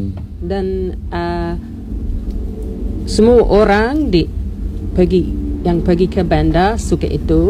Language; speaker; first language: Indonesian; non-native, learner; English